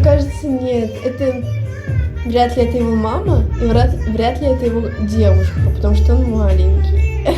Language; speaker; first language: Russian; native; Russian